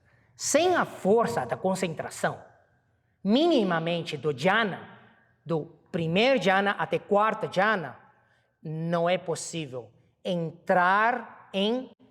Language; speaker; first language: Portuguese; non-native, fluent; Chinese